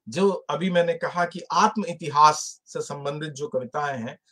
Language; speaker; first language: Hindi; native; Hindi